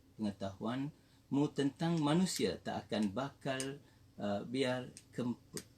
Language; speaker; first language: Malay; non-native, local second language; Tamil